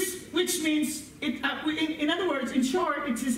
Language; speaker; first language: English; non-native, local second language; Filipino